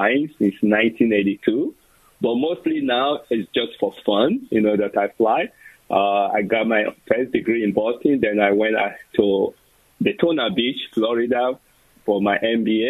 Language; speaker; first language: English; non-native, local second language; Bini